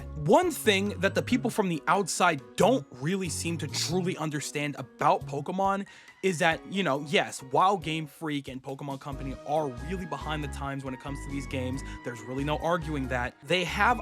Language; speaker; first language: English; native; English